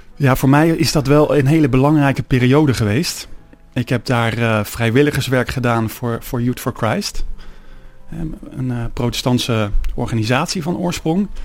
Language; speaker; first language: Dutch; native; Dutch